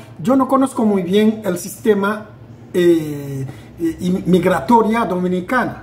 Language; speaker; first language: Spanish; non-native, fluent; Haitian Creole